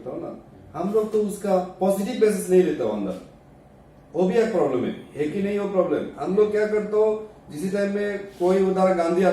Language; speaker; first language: Hindi; non-native, learner; Bangla